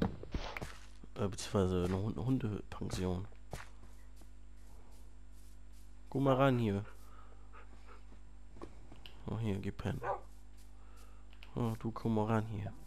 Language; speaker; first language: German; native; German